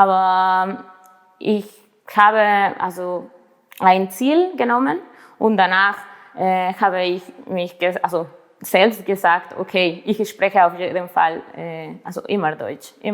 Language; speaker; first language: German; non-native, learner; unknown